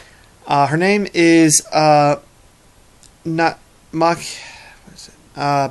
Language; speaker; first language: English; native; English